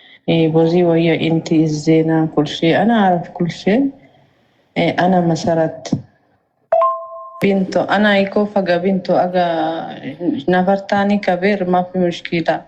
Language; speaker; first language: Arabic; non-native, learner; Amharic